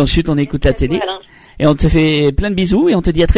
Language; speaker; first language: French; native; French